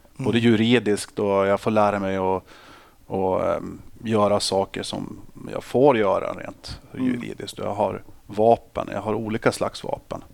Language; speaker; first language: Swedish; native; Swedish